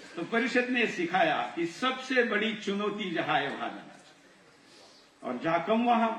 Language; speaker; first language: Hindi; non-native, local second language; Marathi